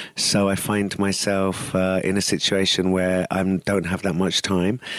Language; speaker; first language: English; native; English